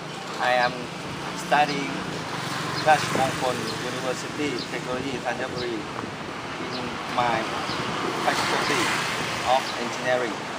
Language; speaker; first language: English; non-native, learner; Thai